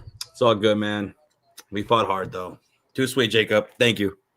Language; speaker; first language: English; native; English